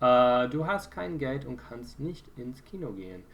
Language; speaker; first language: German; non-native, fluent; English